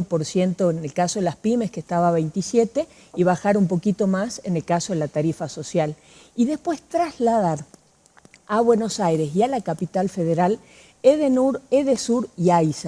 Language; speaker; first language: Spanish; native; Spanish